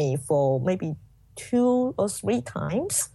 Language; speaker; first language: English; non-native, fluent; Chinese